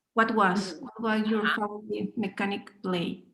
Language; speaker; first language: English; non-native, learner; Spanish